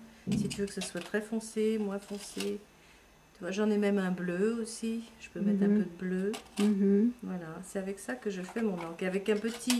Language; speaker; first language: French; native; French